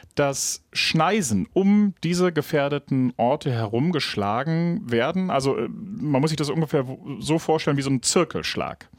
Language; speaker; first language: German; native; German